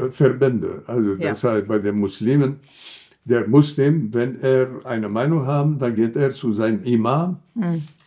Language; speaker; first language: German; non-native, fluent; Arabic